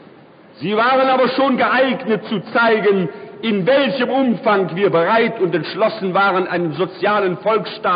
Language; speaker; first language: German; native; German